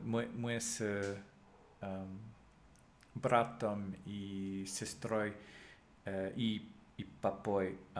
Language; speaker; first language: Russian; non-native, learner; English